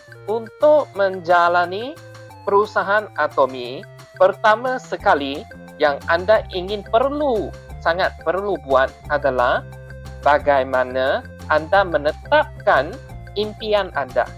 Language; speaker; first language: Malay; non-native, local second language; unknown